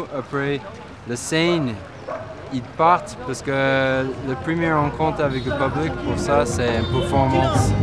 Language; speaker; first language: French; non-native, learner; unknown